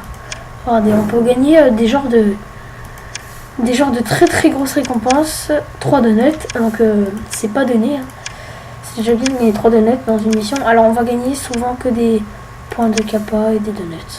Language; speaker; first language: French; native; French